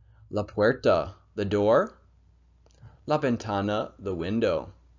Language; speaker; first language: English; native; English